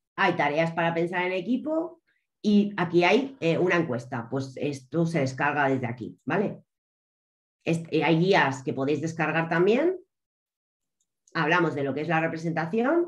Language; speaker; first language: Spanish; native; Spanish